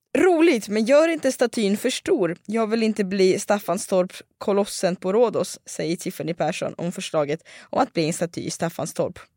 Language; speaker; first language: Swedish; native; Swedish